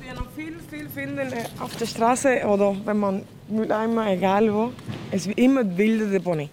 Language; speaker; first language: German; non-native, fluent; Spanish